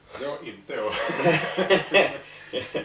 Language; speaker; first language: Swedish; native; Swedish